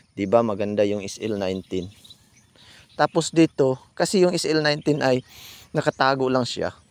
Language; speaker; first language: Filipino; non-native, local second language; Cebuano